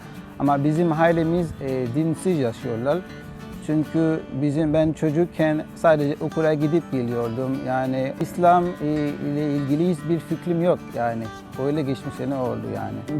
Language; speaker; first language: Turkish; non-native, learner; Haitian Creole